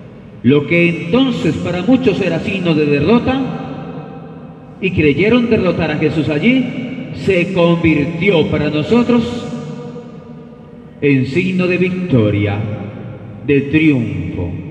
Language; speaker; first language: Spanish; native; Spanish